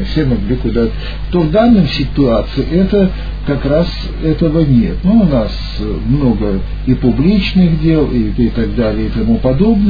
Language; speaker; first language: Russian; native; Russian